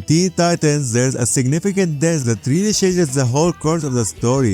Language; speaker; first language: English; non-native, fluent; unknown